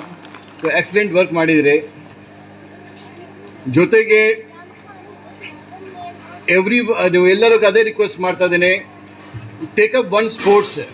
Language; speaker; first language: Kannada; non-native, fluent; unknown